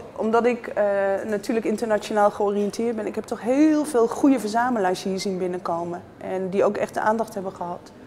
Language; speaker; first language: Dutch; native; Dutch